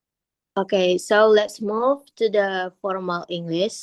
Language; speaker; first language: English; non-native, learner; Indonesian